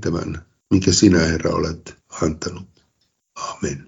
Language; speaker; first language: Finnish; native; Finnish